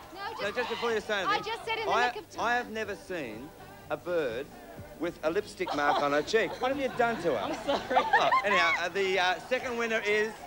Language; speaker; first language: English; native; English